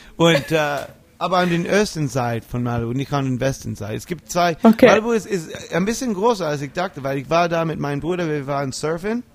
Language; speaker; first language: German; non-native, fluent; English